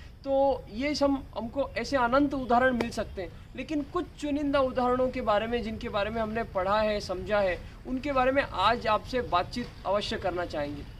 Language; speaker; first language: Hindi; non-native, local second language; Marathi